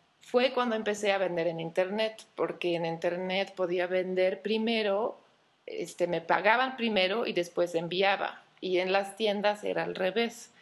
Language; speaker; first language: Spanish; non-native, fluent; Dutch